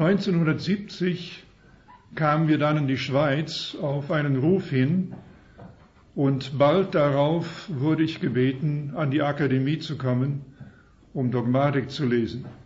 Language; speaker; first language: German; early bilingual, heritage; German